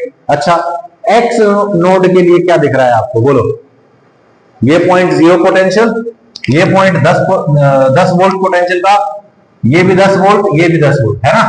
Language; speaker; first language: Hindi; native; Hindi